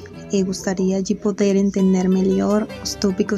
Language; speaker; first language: Portuguese; non-native, learner; Spanish